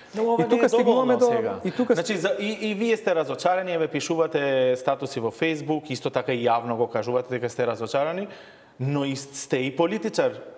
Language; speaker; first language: Macedonian; non-native, local second language; Albanian